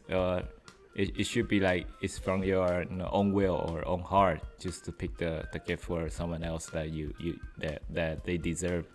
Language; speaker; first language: English; non-native, fluent; Chinese